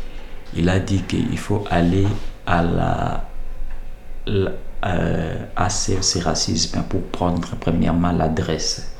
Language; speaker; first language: French; non-native, local second language; Lingala